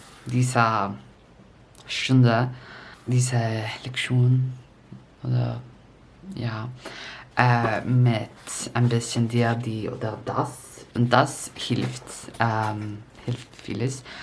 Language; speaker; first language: German; non-native, learner; English